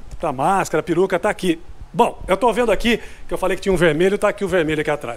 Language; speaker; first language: Portuguese; native; Portuguese